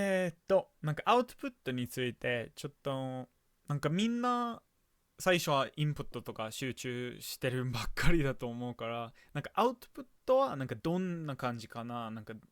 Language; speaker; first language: Japanese; non-native, fluent; English